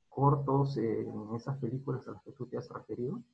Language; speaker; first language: Spanish; native; Spanish